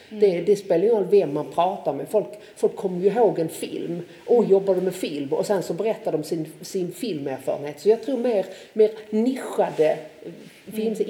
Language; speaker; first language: Swedish; native; Swedish